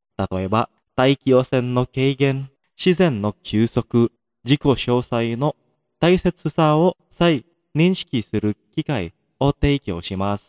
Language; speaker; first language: Japanese; non-native, fluent; Indonesian